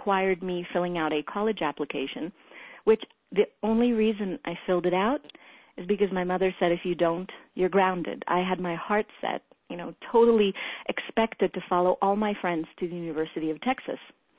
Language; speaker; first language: English; early bilingual, other home language; Hebrew